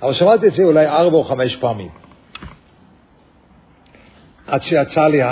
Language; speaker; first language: Hebrew; non-native, fluent; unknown